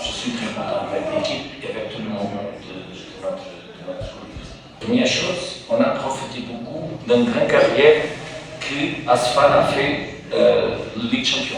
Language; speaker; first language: French; non-native, fluent; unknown